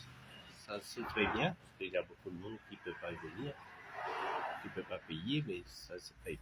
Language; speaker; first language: French; non-native, local second language; Réunion Creole French